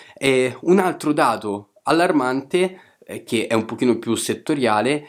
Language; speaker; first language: Italian; native; Italian